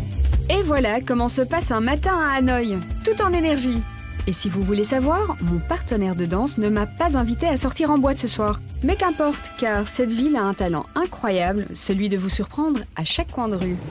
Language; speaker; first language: French; native; French